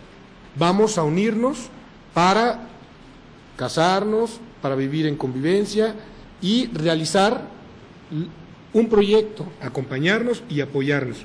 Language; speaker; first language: Spanish; native; Spanish